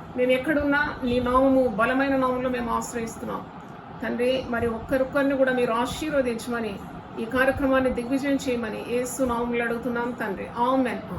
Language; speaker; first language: Telugu; non-native, local second language; Malayalam